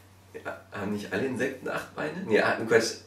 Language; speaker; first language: German; native; German